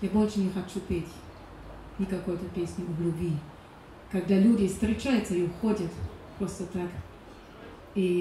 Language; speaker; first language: Russian; non-native, learner; German